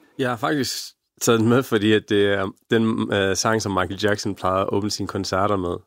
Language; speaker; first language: Danish; early bilingual, other home language; Arabic